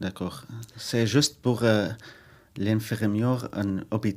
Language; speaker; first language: French; non-native, learner; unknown